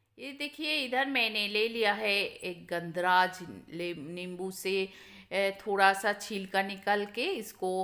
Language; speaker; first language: Hindi; non-native, local second language; Bangla